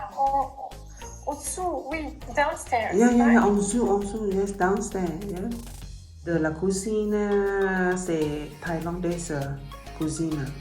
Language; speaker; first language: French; non-native, learner; Thai